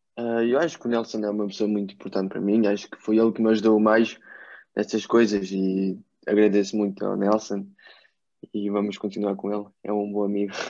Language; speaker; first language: Portuguese; early bilingual, heritage; Portuguese